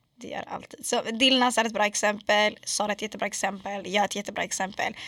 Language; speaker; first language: Swedish; early bilingual, other home language; Arabic